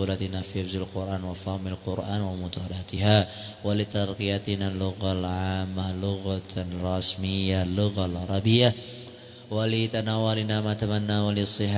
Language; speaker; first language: Arabic; non-native, fluent; Indonesian